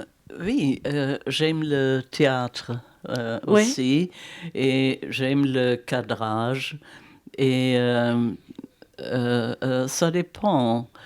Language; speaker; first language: French; non-native, fluent; German